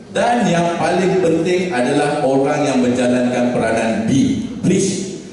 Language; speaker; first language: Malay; native; Malay